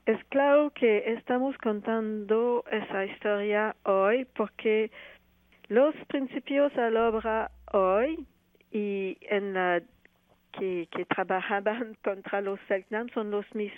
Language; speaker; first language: Spanish; non-native, fluent; French